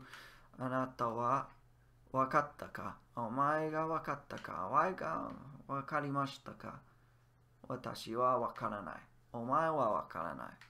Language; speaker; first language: Japanese; non-native, learner; English